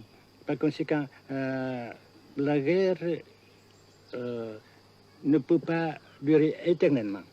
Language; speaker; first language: French; non-native, local second language; Vietnamese